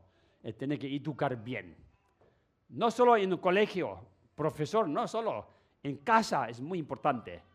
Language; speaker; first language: Spanish; non-native, learner; Tibetan